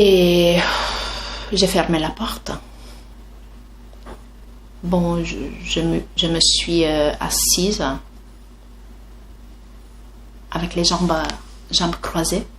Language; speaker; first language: French; non-native, fluent; Italian